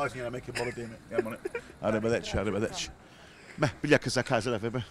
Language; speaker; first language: Italian; native; Italian